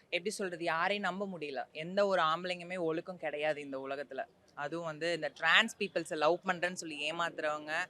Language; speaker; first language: Tamil; native; Tamil